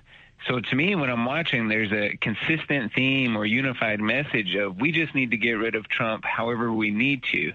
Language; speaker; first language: English; native; English